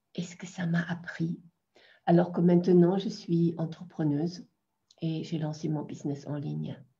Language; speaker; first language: French; non-native, fluent; German